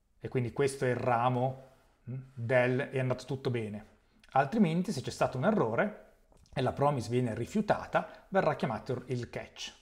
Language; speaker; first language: Italian; native; Italian